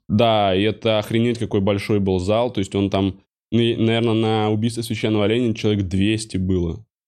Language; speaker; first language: Russian; native; Russian